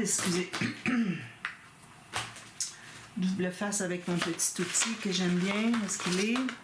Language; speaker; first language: French; native; French